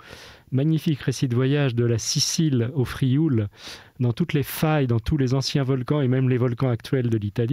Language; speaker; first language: French; native; French